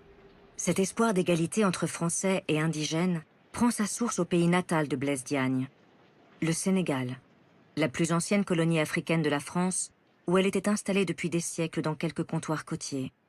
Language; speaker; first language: French; native; French